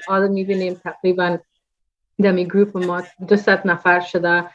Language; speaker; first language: Persian; early bilingual, heritage; Persian